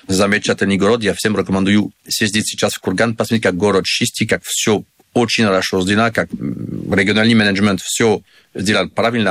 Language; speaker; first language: Russian; non-native, learner; French